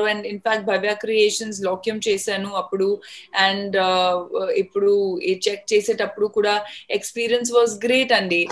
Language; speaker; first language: Telugu; non-native, fluent; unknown